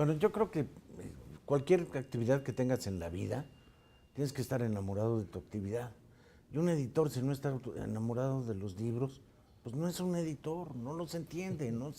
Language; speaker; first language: Spanish; native; Spanish